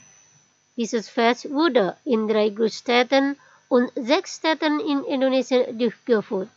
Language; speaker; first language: German; non-native, fluent; Indonesian